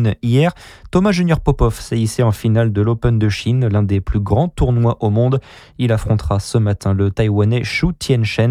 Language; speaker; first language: French; native; French